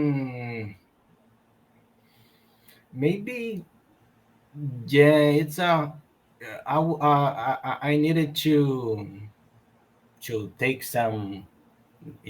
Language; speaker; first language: English; non-native, learner; Portuguese